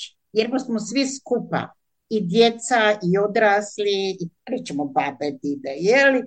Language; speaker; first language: Croatian; native; Croatian